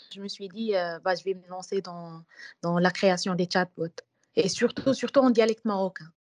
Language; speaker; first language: French; non-native, local second language; Arabic